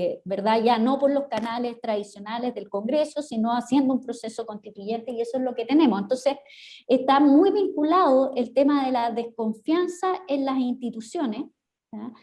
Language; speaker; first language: Spanish; native; Spanish